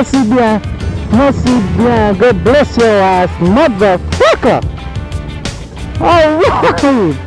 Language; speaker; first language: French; non-native, learner; English